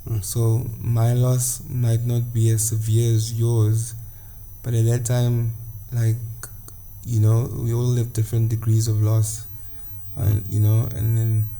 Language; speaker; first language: English; non-native, local second language; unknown